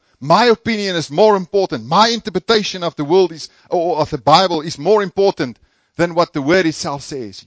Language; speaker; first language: English; non-native, local second language; Afrikaans